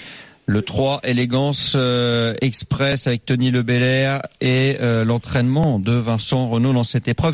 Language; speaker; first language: French; native; French